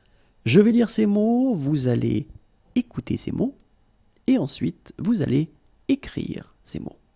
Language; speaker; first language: French; native; French